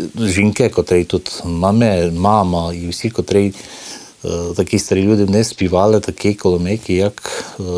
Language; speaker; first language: Ukrainian; early bilingual, heritage; Ukrainian